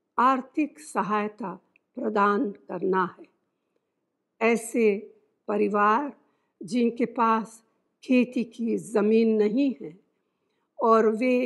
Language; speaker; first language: Hindi; non-native, fluent; Italian